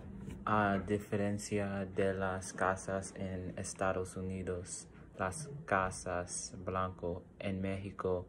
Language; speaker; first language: Spanish; non-native, learner; English